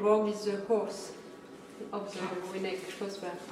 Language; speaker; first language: English; non-native, learner; French